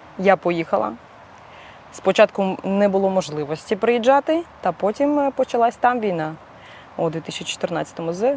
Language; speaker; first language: Ukrainian; non-native, local second language; Russian